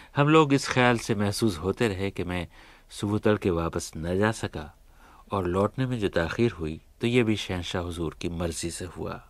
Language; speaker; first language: Urdu; native; Urdu